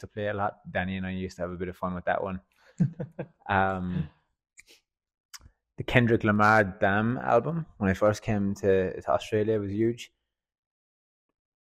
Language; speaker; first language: English; native; English